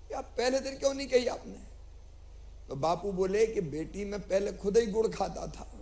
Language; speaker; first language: Hindi; native; Hindi